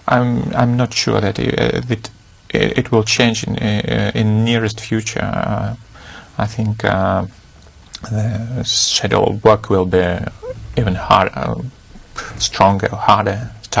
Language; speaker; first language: English; non-native, fluent; Russian